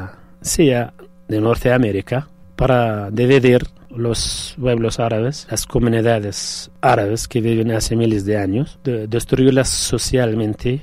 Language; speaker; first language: Spanish; non-native, fluent; Arabic